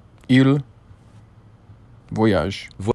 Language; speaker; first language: French; non-native, learner; English